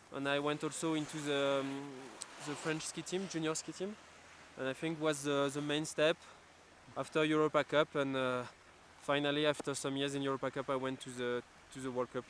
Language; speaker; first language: English; non-native, learner; French